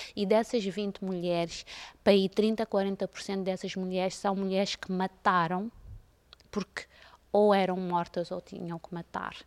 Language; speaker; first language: Portuguese; non-native, local second language; Kabuverdianu